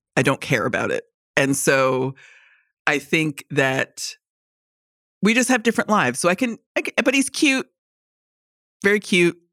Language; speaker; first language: English; native; English